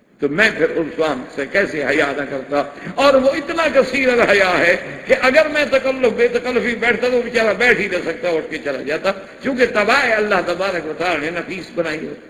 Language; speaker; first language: Urdu; non-native, local second language; Punjabi